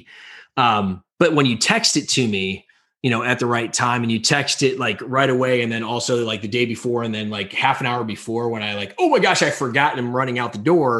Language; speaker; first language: English; native; English